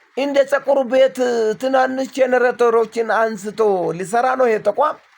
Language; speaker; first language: Amharic; non-native, local second language; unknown